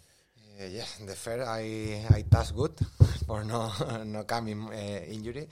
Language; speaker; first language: English; non-native, learner; Spanish